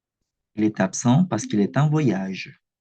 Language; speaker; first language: French; non-native, fluent; Indonesian